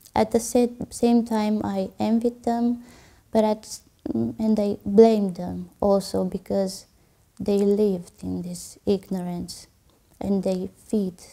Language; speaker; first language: English; non-native, fluent; Romanian